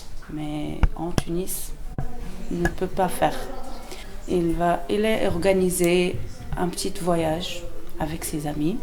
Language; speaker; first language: French; non-native, learner; Arabic